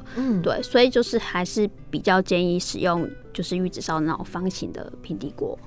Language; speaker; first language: Chinese; native; Chinese